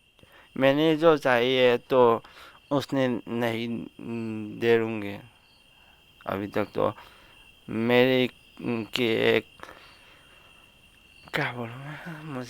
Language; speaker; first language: Hindi; non-native, local second language; Manipuri